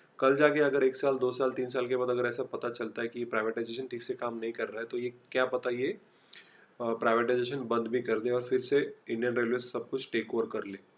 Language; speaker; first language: Hindi; non-native, local second language; Marathi